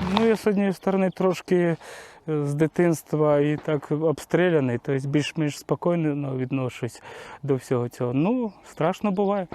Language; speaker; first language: Ukrainian; non-native, local second language; Russian